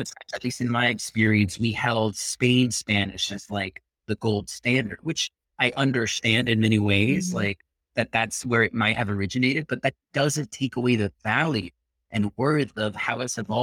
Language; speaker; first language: English; early bilingual, other home language; Spanish